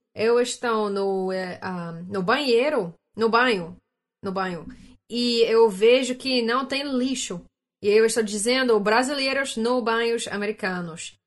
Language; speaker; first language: Portuguese; non-native, learner; English